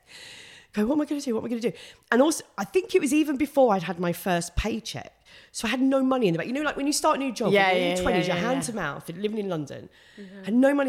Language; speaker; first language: English; native; English